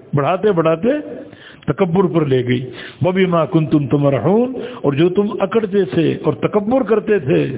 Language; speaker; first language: Urdu; native; Urdu